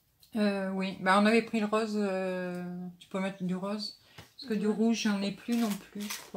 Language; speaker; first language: French; native; French